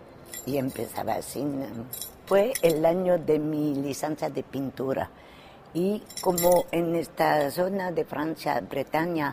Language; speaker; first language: Spanish; non-native, fluent; French